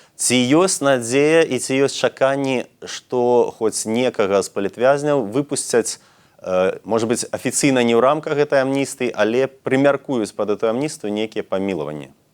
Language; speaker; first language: Belarusian; native; Belarusian